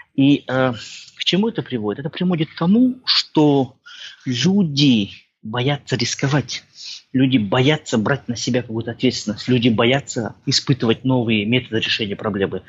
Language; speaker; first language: Russian; non-native, local second language; Kazakh